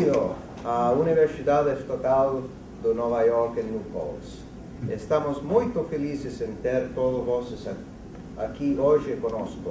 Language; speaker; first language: Portuguese; non-native, learner; English